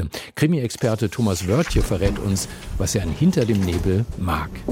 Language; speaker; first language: German; native; German